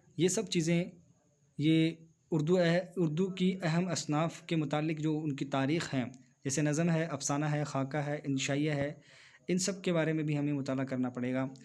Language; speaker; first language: Urdu; native; Urdu